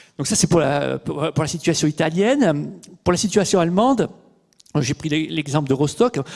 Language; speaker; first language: French; native; French